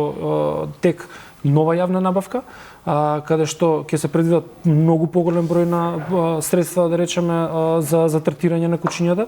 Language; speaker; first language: Macedonian; native; Macedonian